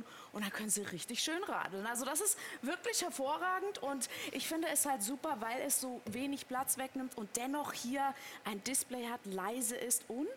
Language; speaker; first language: German; native; German